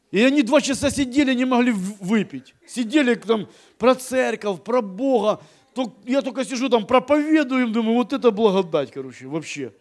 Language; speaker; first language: Russian; native; Russian